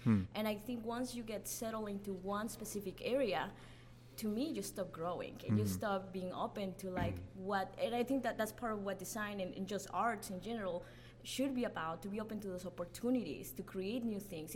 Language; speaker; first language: English; non-native, fluent; Spanish